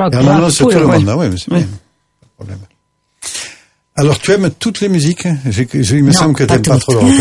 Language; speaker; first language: French; native; French